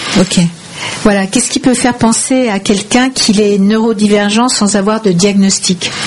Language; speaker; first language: French; native; French